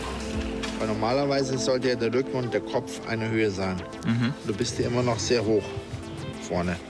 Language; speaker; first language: German; native; German